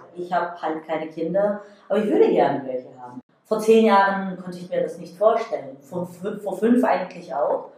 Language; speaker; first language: German; non-native, fluent; Bulgarian